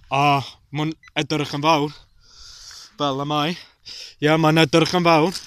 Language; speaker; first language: Welsh; non-native, local second language; English